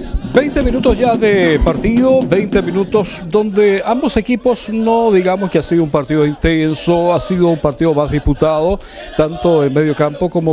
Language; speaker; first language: Spanish; native; Spanish